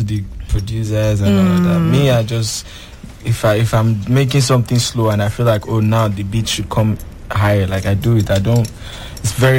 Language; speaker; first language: English; non-native, local second language; Yoruba